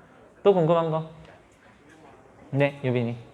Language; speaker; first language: Korean; native; Korean